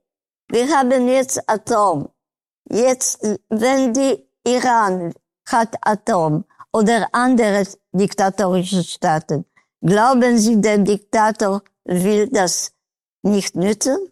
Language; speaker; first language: German; non-native, learner; Polish